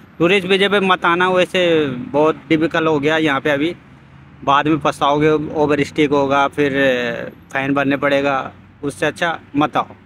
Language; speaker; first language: Hindi; native; Hindi